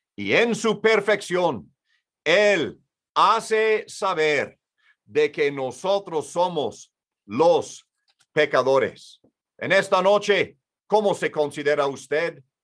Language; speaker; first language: Spanish; non-native, fluent; English